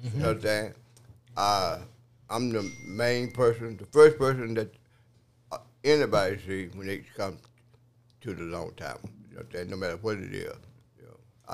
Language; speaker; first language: English; native; English